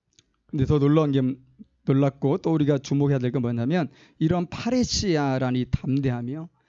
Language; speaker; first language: Korean; native; Korean